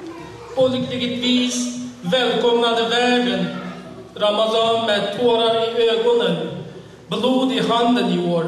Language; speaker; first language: Swedish; non-native, fluent; Uyghur